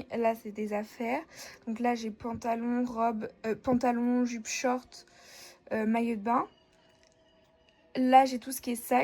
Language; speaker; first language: French; native; French